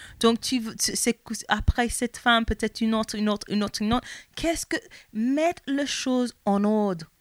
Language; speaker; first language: French; non-native, learner; English